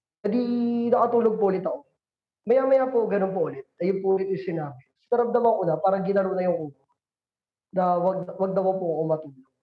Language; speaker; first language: Filipino; native; Filipino